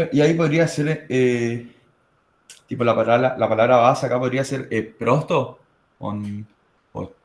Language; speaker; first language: Spanish; native; Spanish